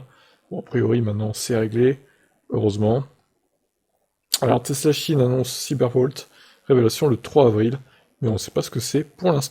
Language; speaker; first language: French; native; French